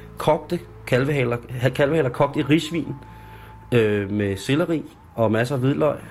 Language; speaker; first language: Danish; native; Danish